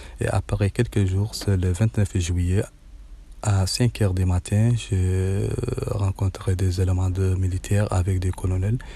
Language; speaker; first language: French; non-native, learner; Arabic